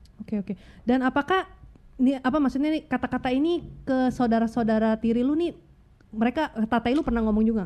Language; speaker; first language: Indonesian; native; Indonesian